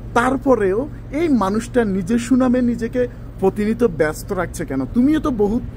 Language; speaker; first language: Bangla; native; Bangla